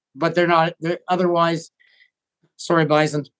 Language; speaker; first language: English; native; English